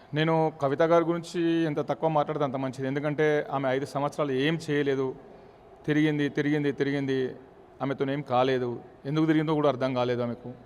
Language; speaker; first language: Telugu; native; Telugu